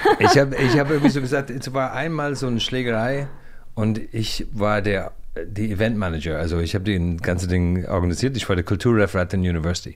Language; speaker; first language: German; non-native, fluent; English